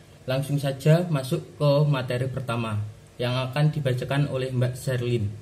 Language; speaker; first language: Indonesian; native; Indonesian